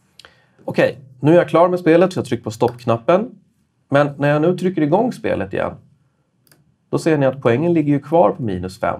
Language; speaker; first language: Swedish; native; Swedish